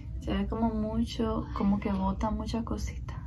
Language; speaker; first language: Spanish; early bilingual, heritage; Spanish